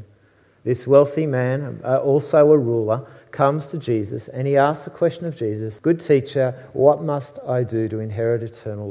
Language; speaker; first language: English; native; English